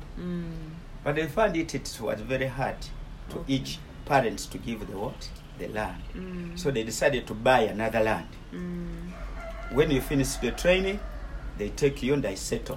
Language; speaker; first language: English; non-native, local second language; Ganda